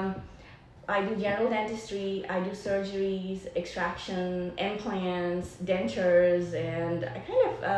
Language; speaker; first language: English; non-native, local second language; Nepali